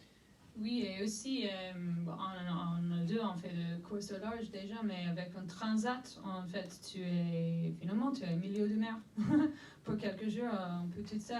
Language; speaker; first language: French; non-native, fluent; English